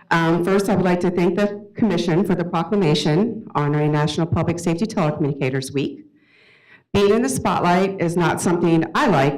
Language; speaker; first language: English; native; English